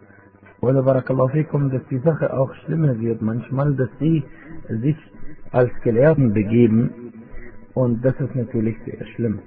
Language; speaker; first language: German; non-native, fluent; Arabic